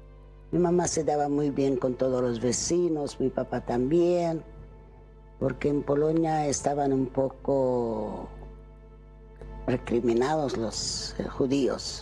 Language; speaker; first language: Spanish; non-native, fluent; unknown